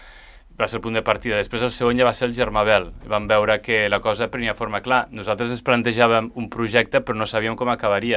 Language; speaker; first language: Catalan; native; Catalan